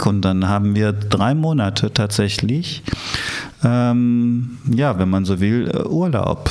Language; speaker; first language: German; early bilingual, other home language; Italian